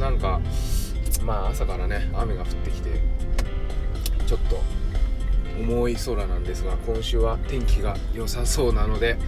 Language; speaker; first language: Japanese; native; Japanese